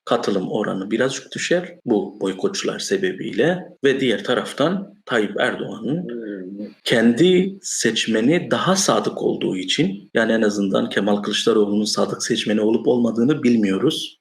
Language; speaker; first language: Turkish; non-native, local second language; Kurdish